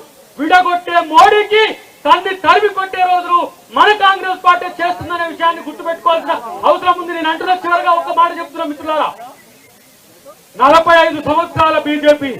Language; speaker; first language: Telugu; native; Telugu